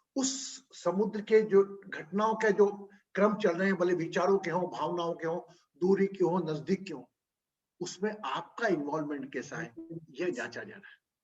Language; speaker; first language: Hindi; native; Hindi